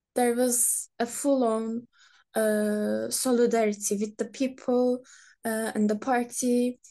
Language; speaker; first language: English; non-native, fluent; Turkish